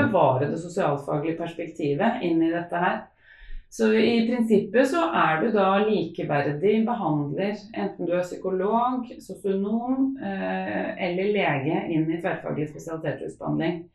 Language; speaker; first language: Norwegian; native; Norwegian